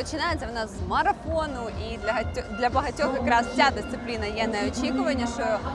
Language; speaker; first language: Ukrainian; native; Ukrainian